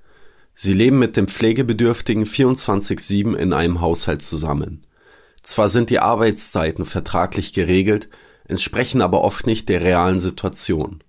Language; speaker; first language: German; native; German